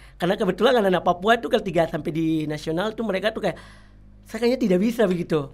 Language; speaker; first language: Indonesian; native; Indonesian